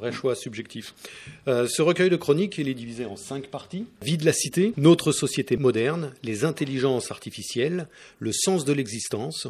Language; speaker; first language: French; native; French